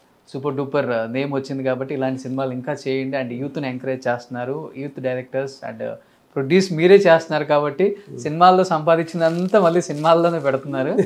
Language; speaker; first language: Telugu; native; Telugu